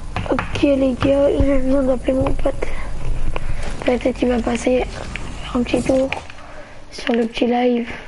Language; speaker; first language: French; native; French